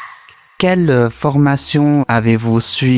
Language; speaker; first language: French; native; French